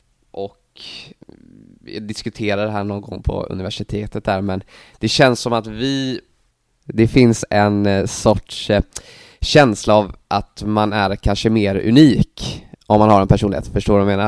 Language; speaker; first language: Swedish; native; Swedish